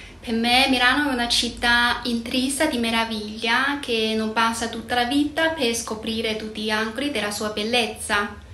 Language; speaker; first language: Italian; non-native, fluent; Chinese